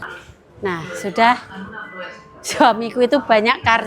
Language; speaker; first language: Indonesian; native; Indonesian